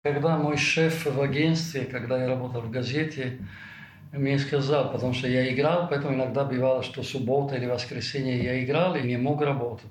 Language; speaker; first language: Russian; non-native, fluent; Italian